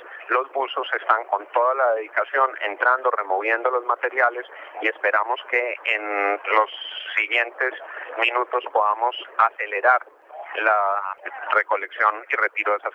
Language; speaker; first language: Spanish; native; Spanish